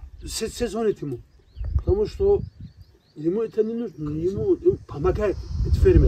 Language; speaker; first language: Russian; non-native, local second language; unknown